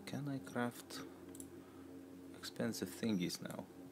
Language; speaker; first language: English; non-native, fluent; Lithuanian